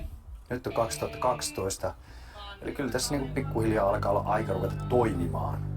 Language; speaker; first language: Finnish; native; Finnish